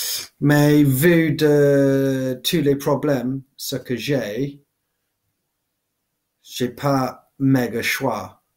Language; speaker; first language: French; non-native, learner; English